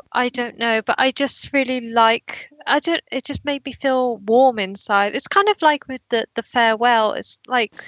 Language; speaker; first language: English; native; English